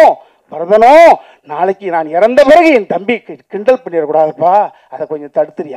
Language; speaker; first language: Tamil; native; Tamil